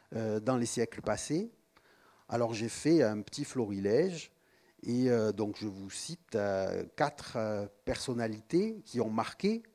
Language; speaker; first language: French; native; French